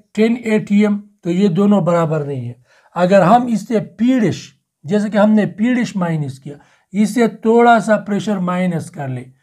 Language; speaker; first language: Urdu; non-native, local second language; Pashto